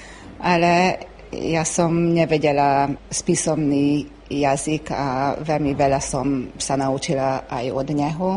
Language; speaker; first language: Slovak; early bilingual, heritage; Slovak